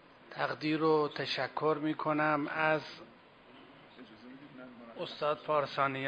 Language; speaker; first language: Persian; native; Persian